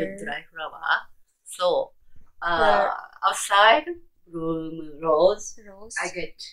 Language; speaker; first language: English; non-native, learner; Japanese